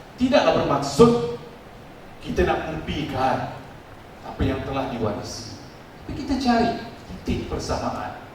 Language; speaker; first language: Malay; non-native, local second language; Tamil